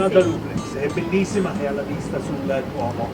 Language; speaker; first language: Italian; native; Italian